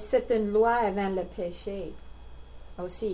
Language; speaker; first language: French; non-native, learner; English